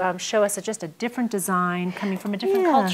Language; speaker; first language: English; native; English